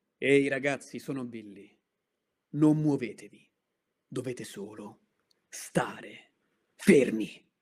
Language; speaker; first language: Italian; native; Italian